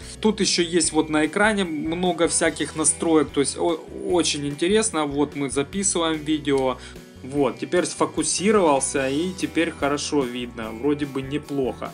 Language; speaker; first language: Russian; native; Russian